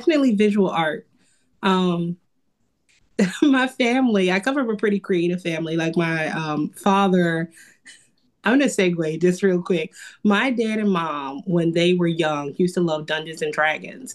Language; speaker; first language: English; native; English